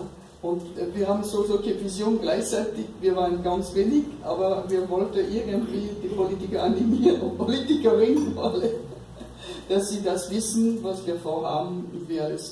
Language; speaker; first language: German; non-native, fluent; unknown